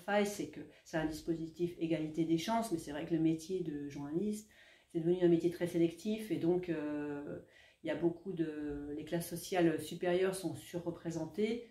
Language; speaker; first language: French; native; French